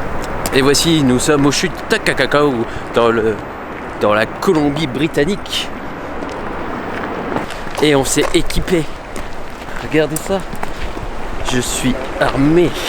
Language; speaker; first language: French; native; French